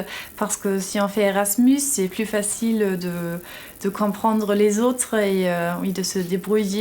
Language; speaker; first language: French; non-native, fluent; German